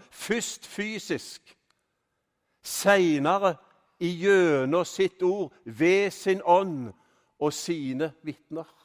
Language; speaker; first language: Norwegian; native; Norwegian